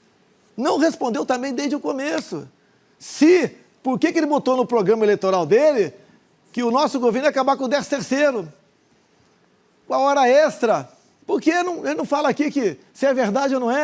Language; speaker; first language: Portuguese; native; Portuguese